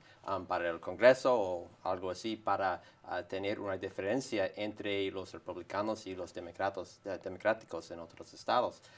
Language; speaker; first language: Spanish; non-native, fluent; English